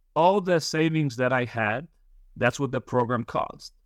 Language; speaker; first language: English; early bilingual, other home language; Polish